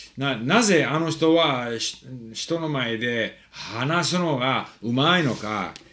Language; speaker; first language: Japanese; non-native, fluent; English